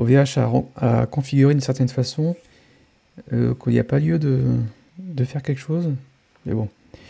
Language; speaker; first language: French; native; French